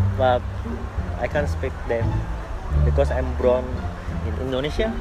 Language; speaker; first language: English; non-native, learner; Indonesian